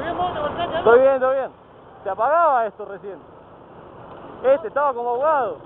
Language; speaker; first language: Spanish; native; Spanish